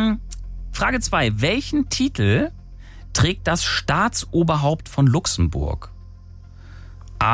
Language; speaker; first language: German; native; German